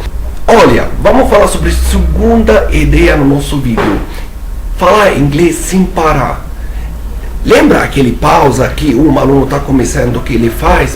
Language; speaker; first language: Portuguese; non-native, fluent; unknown